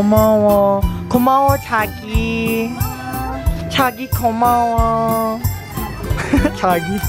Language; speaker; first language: Korean; non-native, learner; Filipino